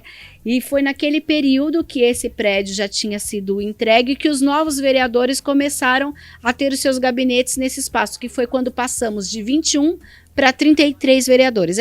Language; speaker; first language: Portuguese; native; Portuguese